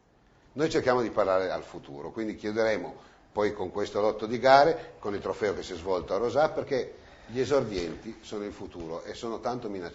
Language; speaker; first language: Italian; native; Italian